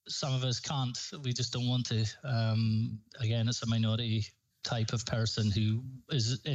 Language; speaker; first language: English; native; English